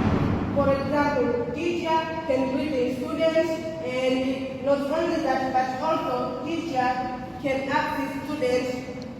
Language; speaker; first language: English; non-native, local second language; Swahili